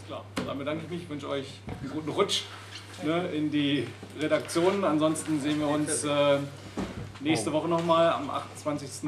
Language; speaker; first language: German; native; German